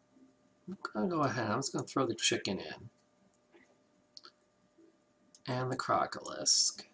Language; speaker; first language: English; native; English